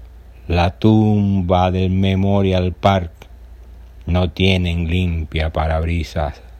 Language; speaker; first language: Spanish; native; Spanish